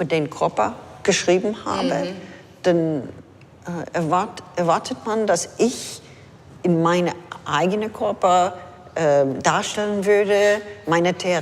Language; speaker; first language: German; non-native, fluent; English